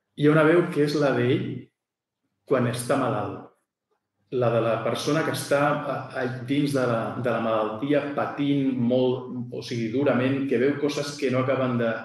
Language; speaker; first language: Catalan; native; Catalan